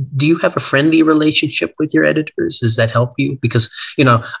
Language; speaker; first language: English; native; English